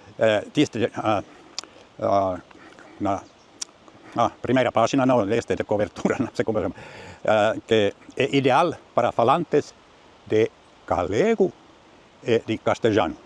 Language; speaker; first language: Portuguese; non-native, learner; Finnish